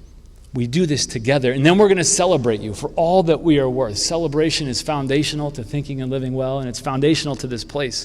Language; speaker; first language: English; native; English